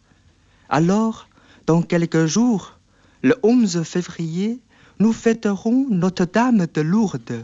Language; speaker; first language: French; non-native, fluent; Chinese